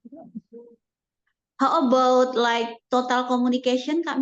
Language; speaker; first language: English; non-native, learner; Indonesian